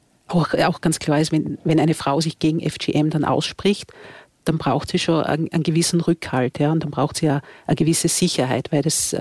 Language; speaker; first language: German; native; German